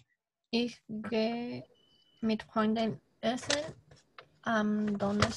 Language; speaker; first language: German; non-native, learner; Spanish